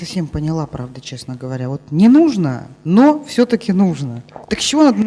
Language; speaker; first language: Russian; native; Russian